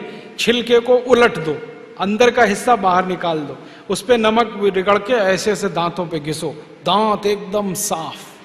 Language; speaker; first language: Hindi; native; Hindi